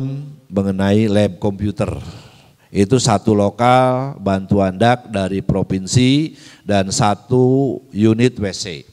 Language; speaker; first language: Indonesian; native; Indonesian